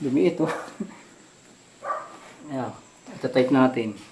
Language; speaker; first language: Filipino; native; Filipino